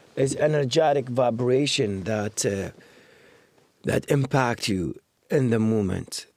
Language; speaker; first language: English; non-native, fluent; Arabic